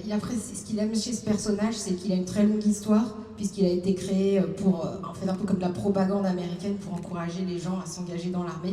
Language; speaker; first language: French; native; French